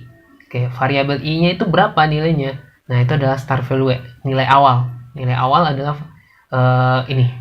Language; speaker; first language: Indonesian; native; Indonesian